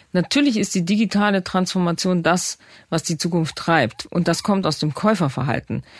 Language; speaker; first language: German; native; German